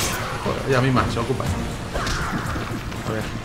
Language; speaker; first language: Spanish; native; Spanish